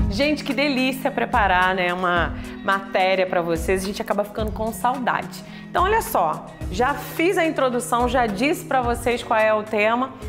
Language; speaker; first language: Portuguese; native; Portuguese